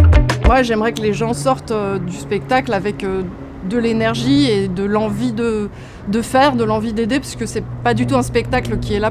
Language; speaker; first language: French; native; French